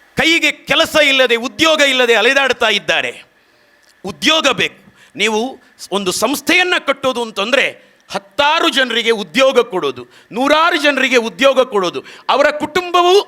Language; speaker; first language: Kannada; native; Kannada